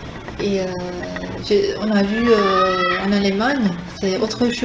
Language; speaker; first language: French; non-native, fluent; Italian